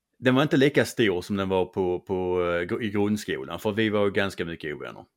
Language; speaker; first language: Swedish; native; Swedish